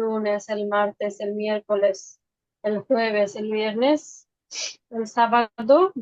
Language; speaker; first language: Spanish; non-native, fluent; Bangla